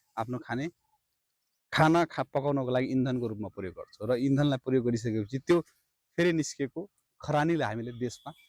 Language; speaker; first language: Nepali; non-native, local second language; Maithili